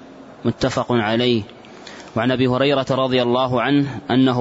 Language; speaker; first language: Arabic; native; Arabic